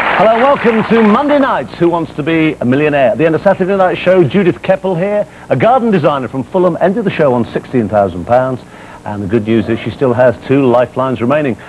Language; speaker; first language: English; native; English